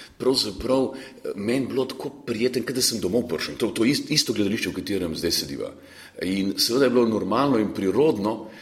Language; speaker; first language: Slovenian; native; Slovenian